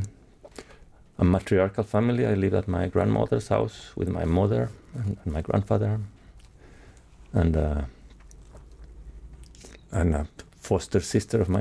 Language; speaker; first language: English; non-native, fluent; Spanish